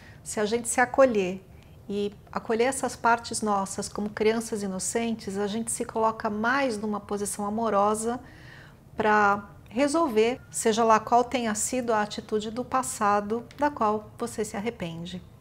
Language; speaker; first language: Portuguese; native; Portuguese